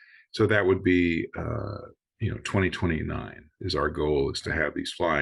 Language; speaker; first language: English; native; English